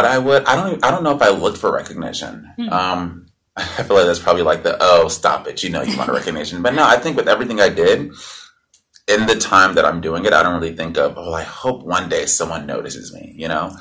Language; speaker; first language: English; native; English